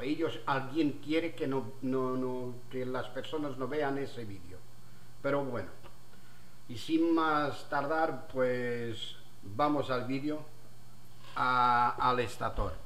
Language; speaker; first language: Spanish; non-native, fluent; Portuguese